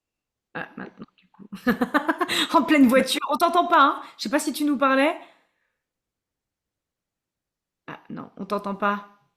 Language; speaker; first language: French; native; French